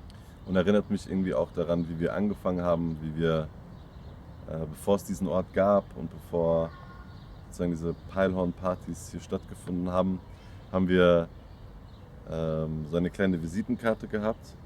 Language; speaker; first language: German; native; German